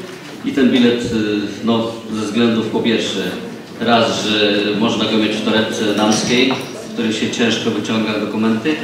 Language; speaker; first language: Polish; native; Polish